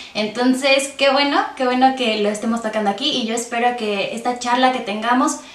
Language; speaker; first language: Spanish; native; Spanish